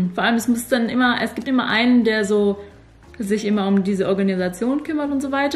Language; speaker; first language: German; native; German